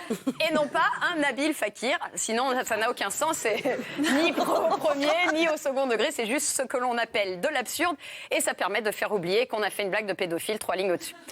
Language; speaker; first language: French; native; French